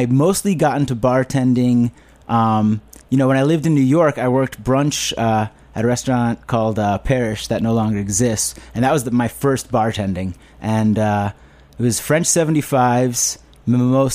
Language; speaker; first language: English; native; English